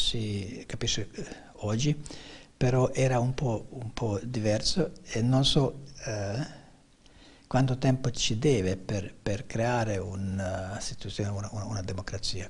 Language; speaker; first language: Italian; non-native, fluent; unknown